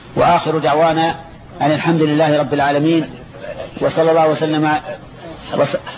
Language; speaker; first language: Arabic; native; Arabic